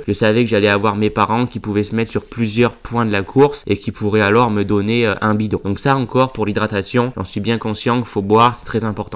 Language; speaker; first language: French; native; French